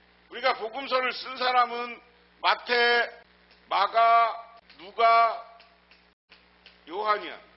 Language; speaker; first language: Korean; native; Korean